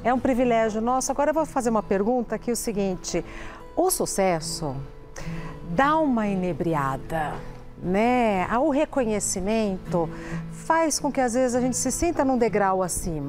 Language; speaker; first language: Portuguese; native; Portuguese